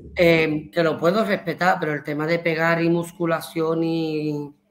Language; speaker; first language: Spanish; early bilingual, heritage; Spanish